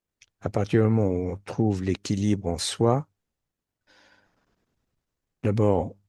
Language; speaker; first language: French; native; French